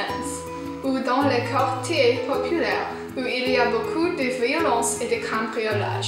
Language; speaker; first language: French; non-native, learner; English